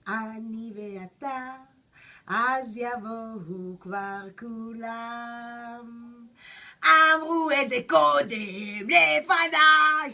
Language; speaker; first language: Hebrew; non-native, learner; English